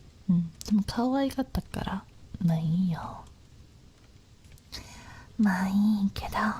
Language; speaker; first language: Japanese; non-native, learner; English